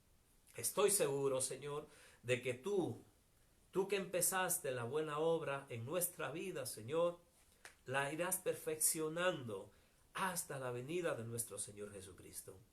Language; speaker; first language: Spanish; native; Spanish